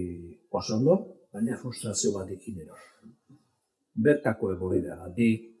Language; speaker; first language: Basque; non-native, local second language; Spanish